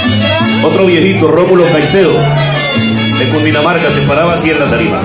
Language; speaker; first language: Spanish; native; Spanish